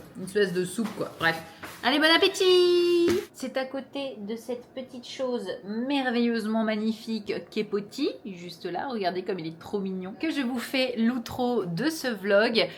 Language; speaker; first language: French; early bilingual, other home language; Portuguese